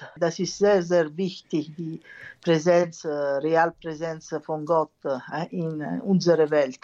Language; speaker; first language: German; non-native, learner; Italian